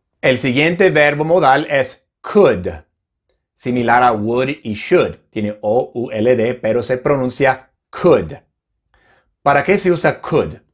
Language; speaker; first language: Spanish; non-native, fluent; English